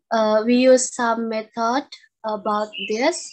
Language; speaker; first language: English; non-native, learner; Indonesian